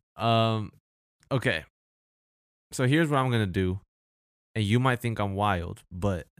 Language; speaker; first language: English; early bilingual, other home language; Filipino